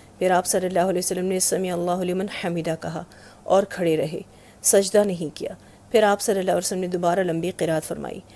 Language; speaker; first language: Urdu; native; Urdu